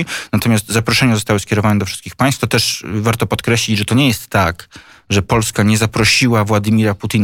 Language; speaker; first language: Polish; native; Polish